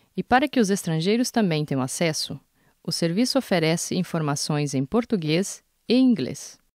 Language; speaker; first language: Portuguese; native; Portuguese